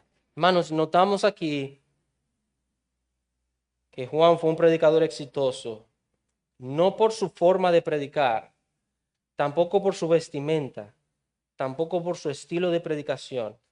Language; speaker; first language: Spanish; native; Spanish